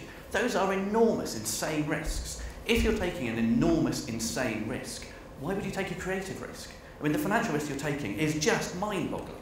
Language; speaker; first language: English; native; English